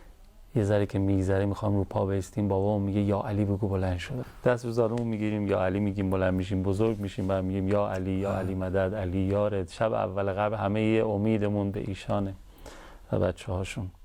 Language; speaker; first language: Persian; native; Persian